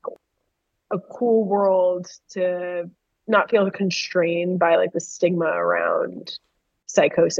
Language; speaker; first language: English; native; English